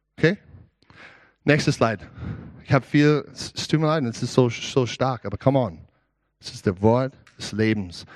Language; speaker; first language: German; non-native, learner; English